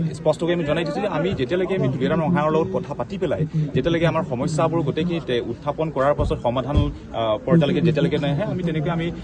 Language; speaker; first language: Assamese; non-native, local second language; Karbi